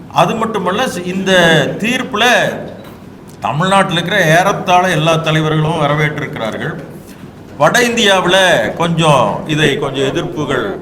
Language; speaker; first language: Tamil; native; Tamil